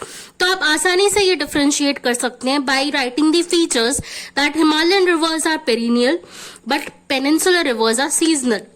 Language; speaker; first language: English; non-native, local second language; Hindi